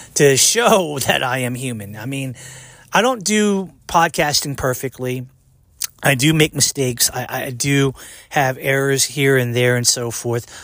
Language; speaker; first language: English; native; English